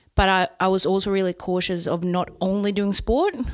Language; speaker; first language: English; non-native, fluent; Swedish